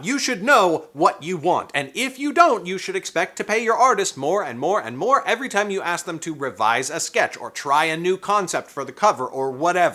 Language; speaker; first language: English; native; English